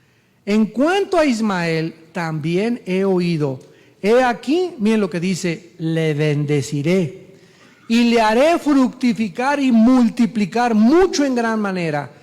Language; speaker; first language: Spanish; native; Spanish